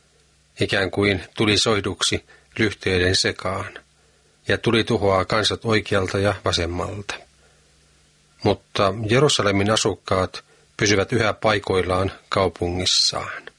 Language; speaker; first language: Finnish; native; Finnish